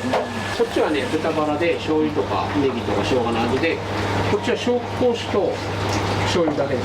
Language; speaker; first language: Japanese; native; Japanese